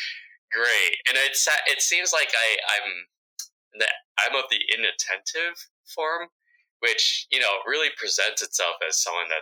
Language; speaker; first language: English; early bilingual, other home language; Vietnamese